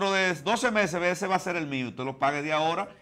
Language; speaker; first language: Spanish; native; Spanish